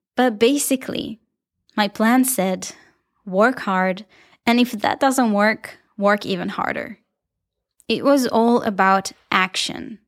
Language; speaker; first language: English; non-native, fluent; Hebrew